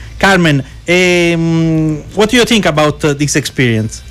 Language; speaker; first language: English; non-native, learner; Italian